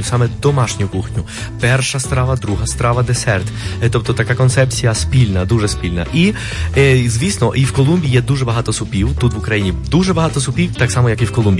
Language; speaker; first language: Ukrainian; non-native, fluent; Spanish